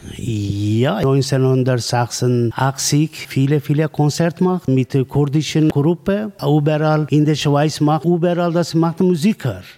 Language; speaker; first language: German; non-native, learner; Kurdish